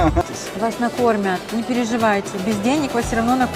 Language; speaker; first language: Russian; native; Russian